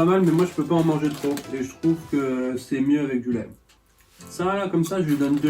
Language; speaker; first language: French; native; French